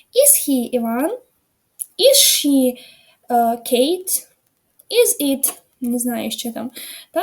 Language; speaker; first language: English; non-native, fluent; Ukrainian